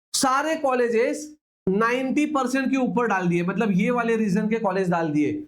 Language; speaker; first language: Hindi; non-native, local second language; Marathi